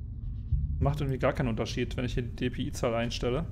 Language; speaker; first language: German; native; German